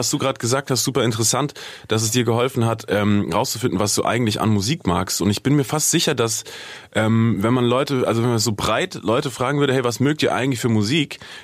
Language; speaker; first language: German; native; German